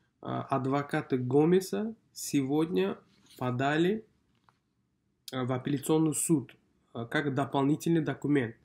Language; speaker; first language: Russian; non-native, local second language; Uzbek